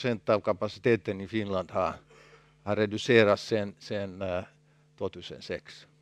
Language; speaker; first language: Swedish; non-native, local second language; Finnish